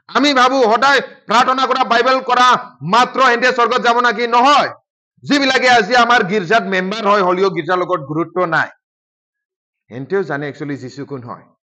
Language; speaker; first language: Assamese; non-native, local second language; Bodo